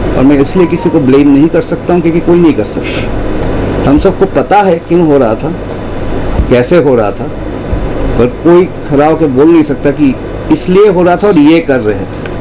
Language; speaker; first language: Hindi; non-native, local second language; Assamese